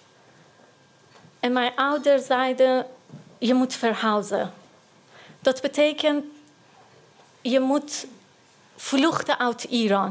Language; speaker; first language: Dutch; non-native, learner; Persian